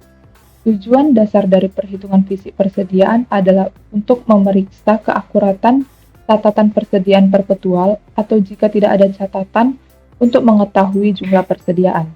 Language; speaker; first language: Indonesian; native; Indonesian